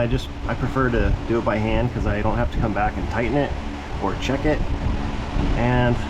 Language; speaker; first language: English; native; English